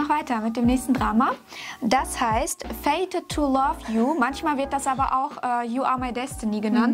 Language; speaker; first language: German; native; German